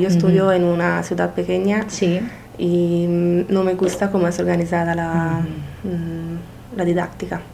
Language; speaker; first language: Spanish; non-native, learner; Italian